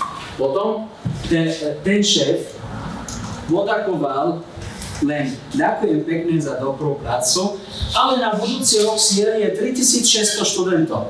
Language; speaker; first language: Slovak; non-native, fluent; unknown